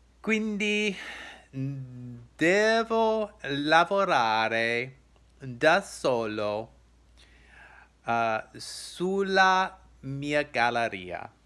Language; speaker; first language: Italian; non-native, learner; English